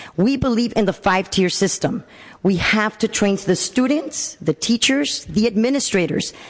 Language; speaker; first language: English; native; English